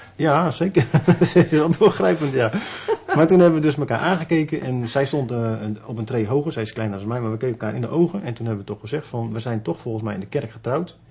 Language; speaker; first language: Dutch; native; Dutch